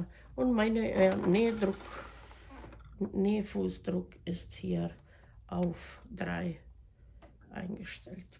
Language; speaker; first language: German; non-native, fluent; Croatian